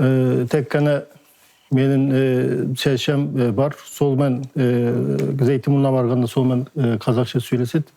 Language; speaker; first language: Kazakh; early bilingual, heritage; Turkish